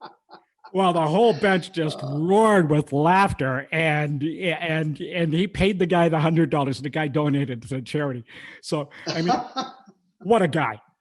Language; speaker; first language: English; native; English